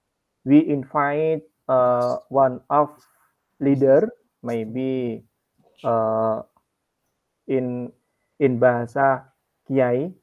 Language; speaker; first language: English; non-native, learner; Indonesian